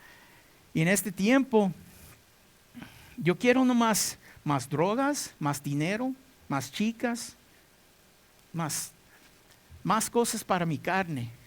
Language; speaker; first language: Spanish; non-native, learner; English